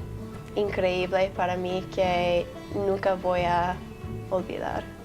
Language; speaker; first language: Spanish; non-native, learner; English